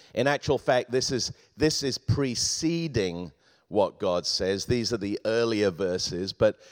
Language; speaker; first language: English; native; English